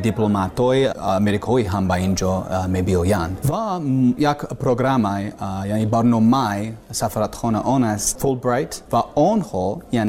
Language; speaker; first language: Persian; non-native, learner; English